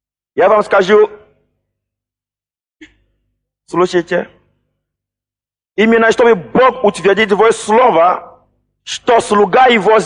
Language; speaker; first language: Russian; non-native, fluent; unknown